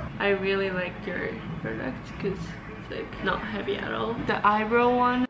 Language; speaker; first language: English; non-native, fluent; Japanese